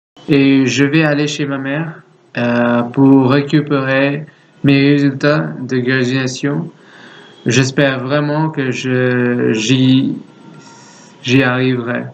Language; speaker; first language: French; non-native, learner; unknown